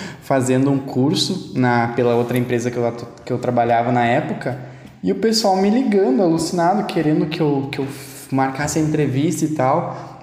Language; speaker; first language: Portuguese; native; Portuguese